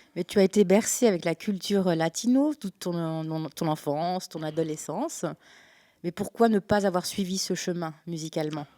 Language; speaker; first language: French; native; French